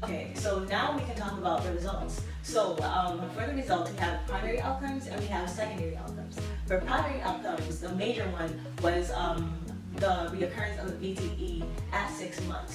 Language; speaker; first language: English; native; English